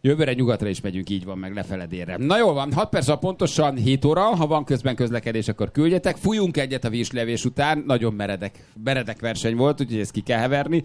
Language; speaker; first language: Hungarian; native; Hungarian